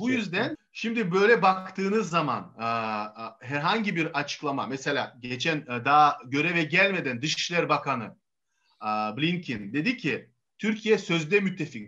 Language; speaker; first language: Turkish; non-native, fluent; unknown